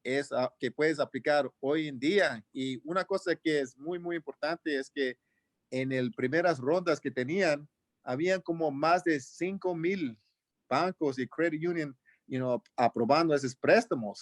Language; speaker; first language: Spanish; early bilingual, heritage; Spanish